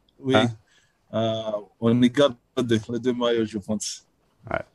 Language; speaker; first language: French; non-native, learner; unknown